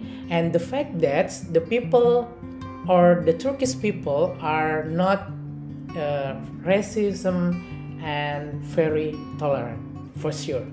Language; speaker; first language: English; non-native, learner; Indonesian